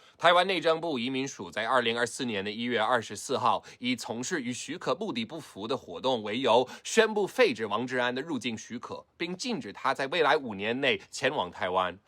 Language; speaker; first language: Chinese; non-native, fluent; English